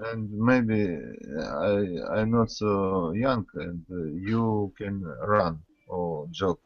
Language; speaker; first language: English; non-native, learner; Russian